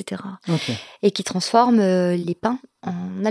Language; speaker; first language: French; native; French